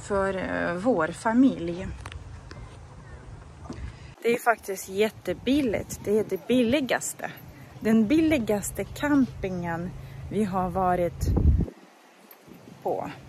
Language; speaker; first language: Swedish; non-native, fluent; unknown